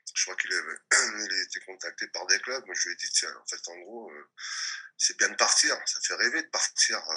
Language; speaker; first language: French; non-native, local second language; Réunion Creole French